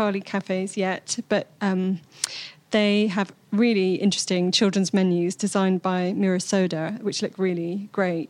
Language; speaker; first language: English; native; English